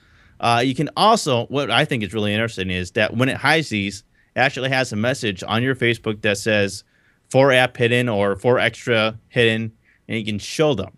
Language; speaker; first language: English; native; English